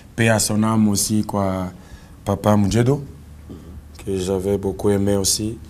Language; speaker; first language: French; non-native, local second language; Swahili